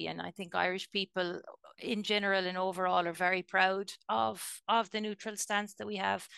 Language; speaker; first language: English; native; English